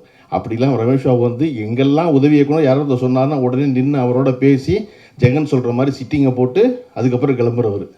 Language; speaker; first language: Tamil; native; Tamil